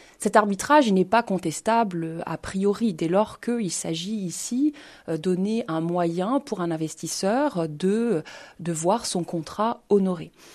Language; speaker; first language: French; native; French